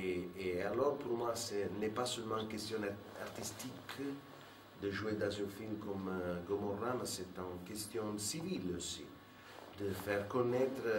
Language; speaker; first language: French; non-native, fluent; Italian